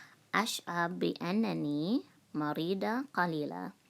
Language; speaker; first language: Arabic; non-native, learner; English